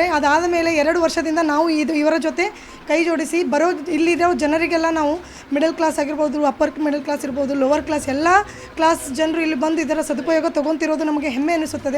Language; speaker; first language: Kannada; native; Kannada